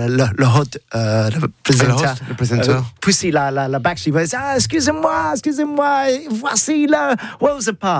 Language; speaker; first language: French; non-native, learner; English